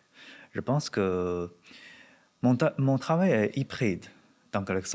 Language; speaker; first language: French; non-native, learner; Chinese